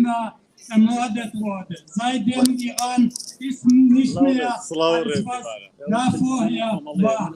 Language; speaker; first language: German; non-native, learner; Central Kurdish